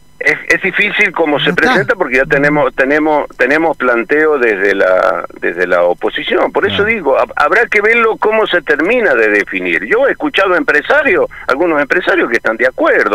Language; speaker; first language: Spanish; native; Spanish